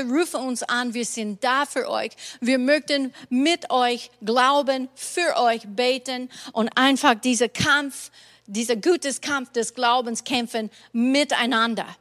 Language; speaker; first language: German; non-native, fluent; English